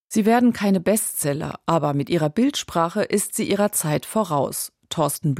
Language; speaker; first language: German; native; German